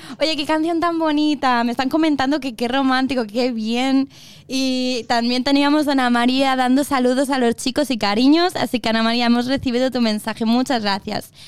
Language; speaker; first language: Spanish; native; Spanish